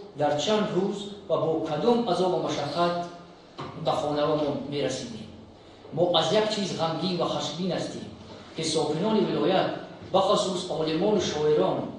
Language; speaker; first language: Tajik; non-native, local second language; Shughni